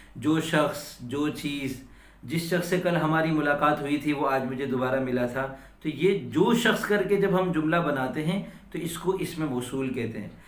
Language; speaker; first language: Urdu; native; Urdu